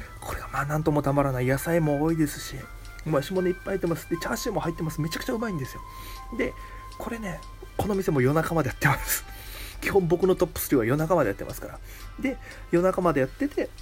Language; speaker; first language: Japanese; native; Japanese